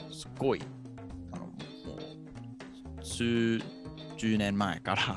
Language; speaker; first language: Japanese; non-native, fluent; English